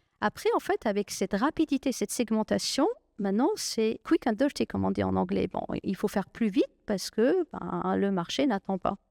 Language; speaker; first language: French; non-native, local second language; Arabic